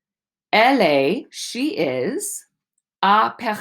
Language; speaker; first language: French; non-native, fluent; English